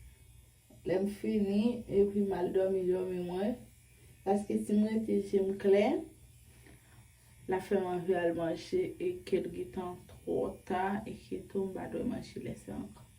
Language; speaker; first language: French; non-native, learner; Haitian Creole